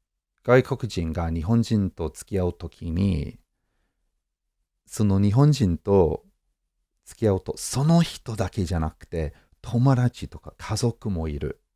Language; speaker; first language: Japanese; non-native, fluent; English